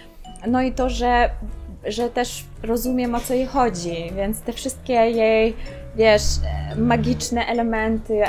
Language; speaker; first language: Polish; non-native, fluent; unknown